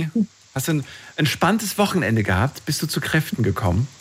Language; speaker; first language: German; native; German